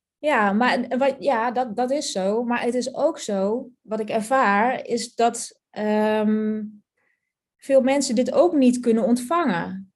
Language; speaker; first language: Dutch; native; Dutch